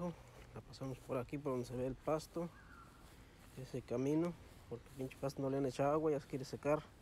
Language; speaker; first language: Spanish; native; Spanish